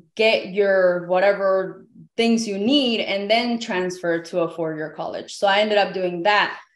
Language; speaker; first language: English; early bilingual, other home language; Spanish